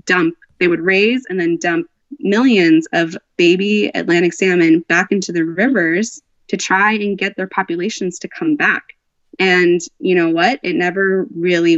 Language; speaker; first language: English; native; English